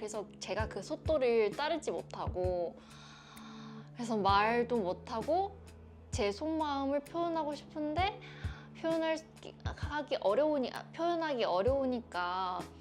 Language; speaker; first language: Korean; non-native, fluent; Chinese